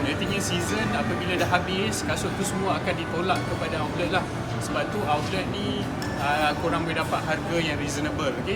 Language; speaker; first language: Malay; native; Malay